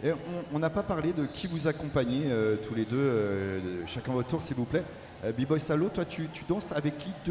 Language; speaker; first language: French; native; French